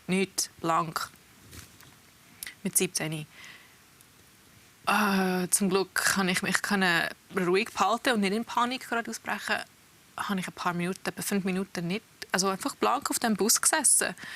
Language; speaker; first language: German; early bilingual, heritage; English